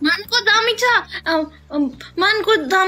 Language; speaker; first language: Nepali; non-native, learner; Hindi